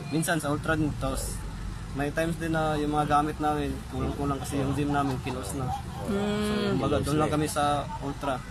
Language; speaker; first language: Filipino; non-native, local second language; Cebuano